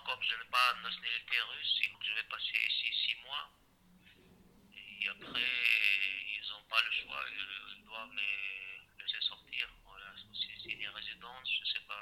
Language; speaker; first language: French; non-native, learner; Chechen